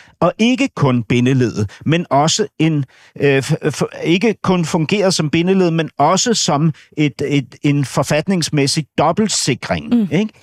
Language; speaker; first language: Danish; native; Danish